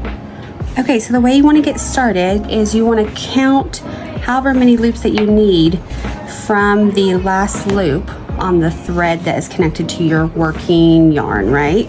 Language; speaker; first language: English; native; English